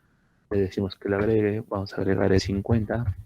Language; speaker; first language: Spanish; native; Spanish